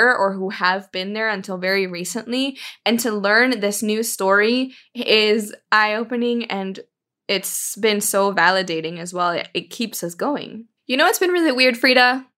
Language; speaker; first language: English; early bilingual, other home language; Spanish